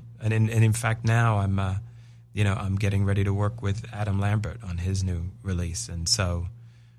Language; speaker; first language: English; native; English